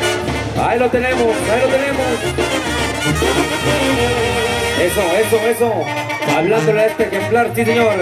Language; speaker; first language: Spanish; native; Spanish